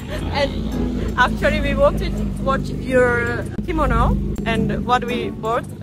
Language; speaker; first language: English; non-native, learner; Japanese